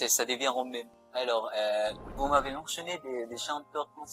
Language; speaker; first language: French; non-native, learner; Filipino